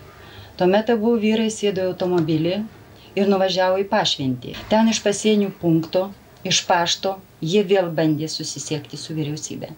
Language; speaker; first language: Lithuanian; native; Lithuanian